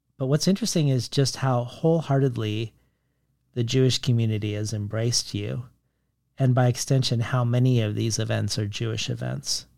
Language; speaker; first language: English; native; English